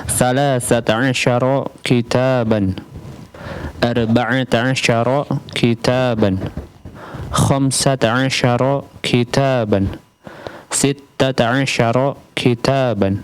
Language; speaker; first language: Arabic; non-native, learner; Indonesian